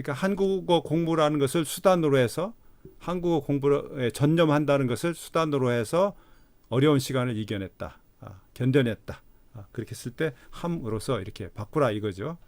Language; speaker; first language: Korean; native; Korean